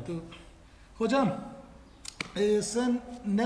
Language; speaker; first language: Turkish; non-native, learner; Urdu